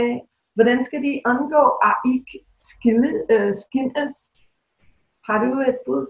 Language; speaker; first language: Danish; non-native, fluent; English